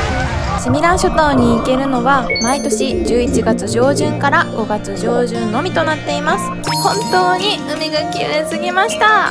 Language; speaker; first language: Japanese; native; Japanese